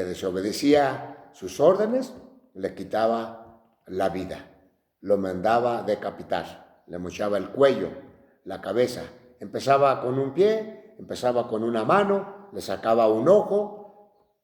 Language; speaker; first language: Spanish; native; Spanish